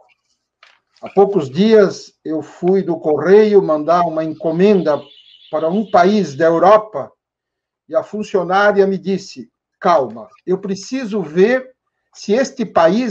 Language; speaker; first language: Portuguese; native; Portuguese